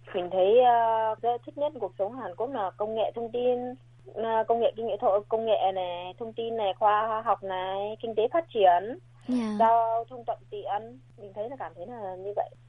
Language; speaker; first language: Vietnamese; native; Vietnamese